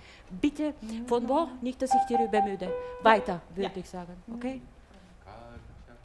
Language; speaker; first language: German; non-native, fluent; Bulgarian